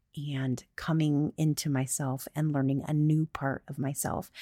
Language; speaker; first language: English; native; English